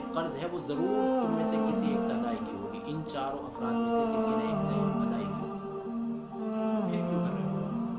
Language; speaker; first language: Urdu; native; Urdu